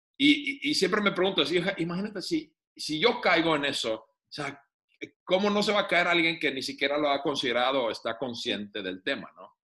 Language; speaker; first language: Spanish; non-native, fluent; Finnish